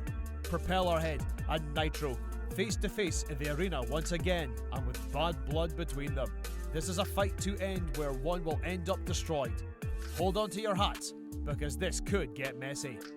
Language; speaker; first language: English; native; English